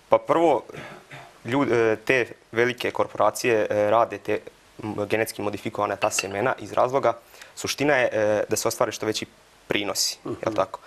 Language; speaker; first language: Croatian; native; Croatian